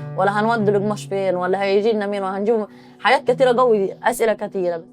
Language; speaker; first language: Egyptian Arabic; native; Egyptian Arabic